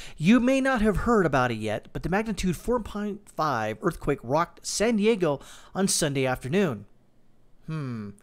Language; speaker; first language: English; native; English